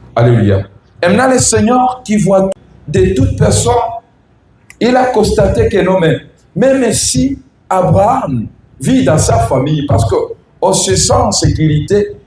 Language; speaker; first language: French; non-native, local second language; Swahili